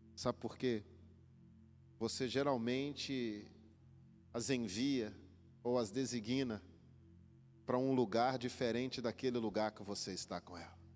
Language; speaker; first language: Portuguese; native; Portuguese